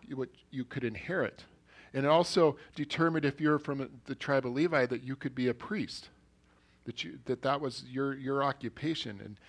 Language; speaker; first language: English; early bilingual, other home language; Norwegian